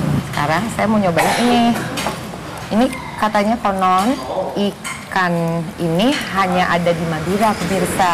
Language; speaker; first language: Indonesian; native; Indonesian